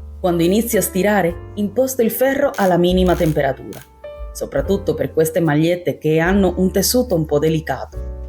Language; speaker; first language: Italian; non-native, fluent; Spanish